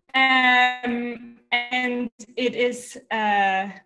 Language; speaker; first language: English; non-native, fluent; German